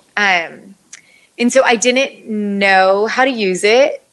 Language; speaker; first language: English; native; English